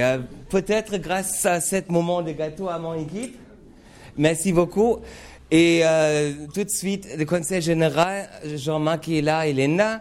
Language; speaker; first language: French; non-native, learner; German